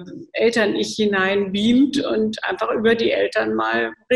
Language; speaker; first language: German; native; German